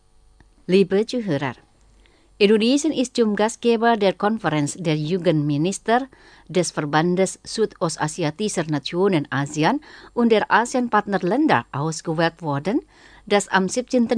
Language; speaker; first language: German; non-native, fluent; Indonesian